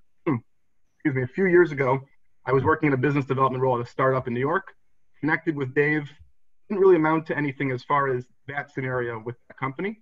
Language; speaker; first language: English; native; English